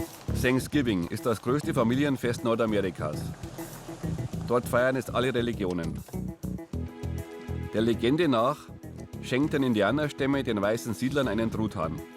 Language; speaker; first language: German; native; German